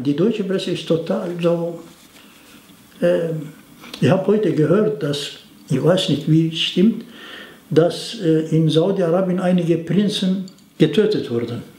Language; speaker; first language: German; non-native, fluent; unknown